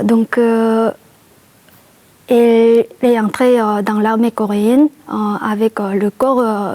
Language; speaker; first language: French; non-native, fluent; Korean